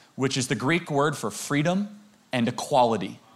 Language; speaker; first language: English; native; English